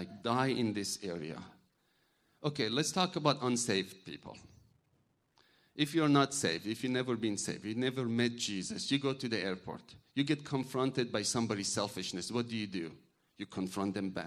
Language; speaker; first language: English; non-native, fluent; Persian